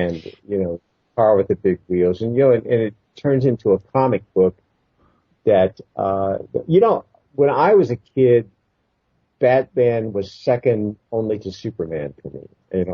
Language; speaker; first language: English; native; English